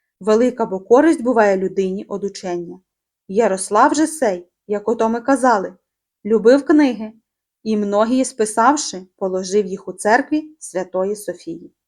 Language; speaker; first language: Ukrainian; native; Ukrainian